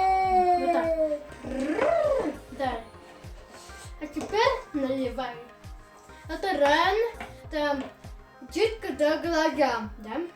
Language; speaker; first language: Russian; early bilingual, heritage; Russian